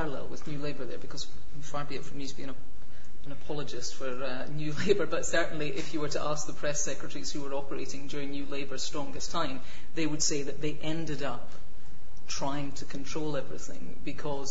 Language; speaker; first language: English; native; English